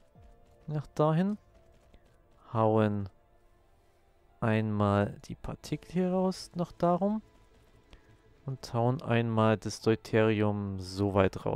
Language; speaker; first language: German; native; German